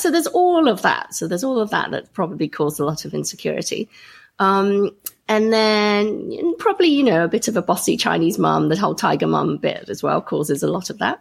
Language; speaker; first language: English; native; English